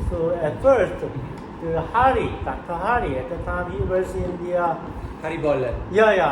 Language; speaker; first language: English; non-native, learner; Korean